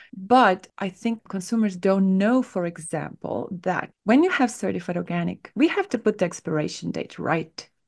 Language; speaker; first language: English; non-native, fluent; Estonian